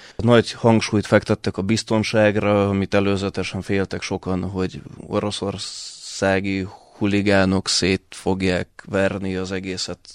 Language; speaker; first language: Hungarian; early bilingual, other home language; Russian